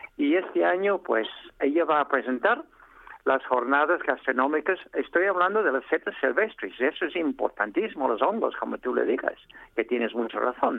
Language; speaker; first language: Spanish; non-native, fluent; English